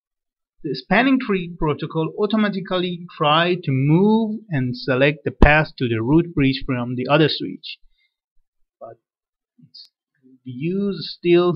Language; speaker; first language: English; non-native, fluent; Persian